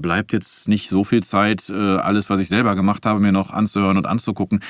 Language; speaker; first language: German; native; German